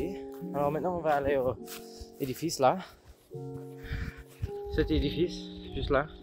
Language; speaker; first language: French; non-native, local second language; English